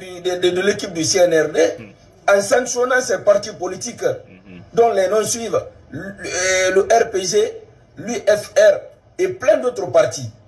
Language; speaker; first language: French; non-native, local second language; Mandingo